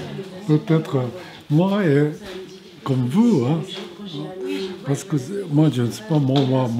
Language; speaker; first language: French; non-native, fluent; Japanese